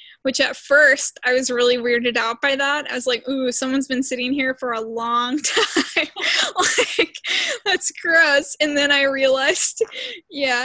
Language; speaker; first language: English; early bilingual, other home language; Spanish